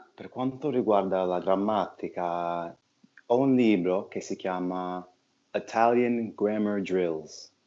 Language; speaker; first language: Italian; non-native, fluent; English